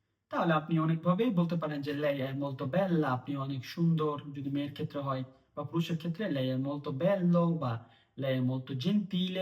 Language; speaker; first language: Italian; non-native, fluent; Bangla